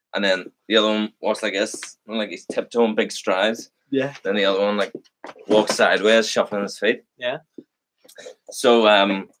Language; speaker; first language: English; native; English